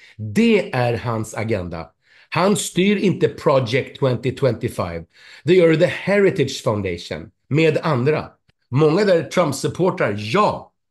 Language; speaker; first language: Swedish; native; Swedish